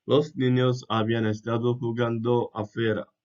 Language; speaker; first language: Spanish; non-native, fluent; English